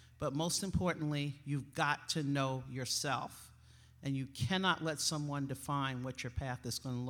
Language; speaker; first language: English; native; English